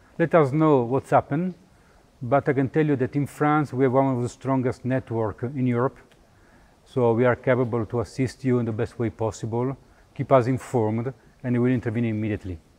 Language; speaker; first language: English; non-native, fluent; Italian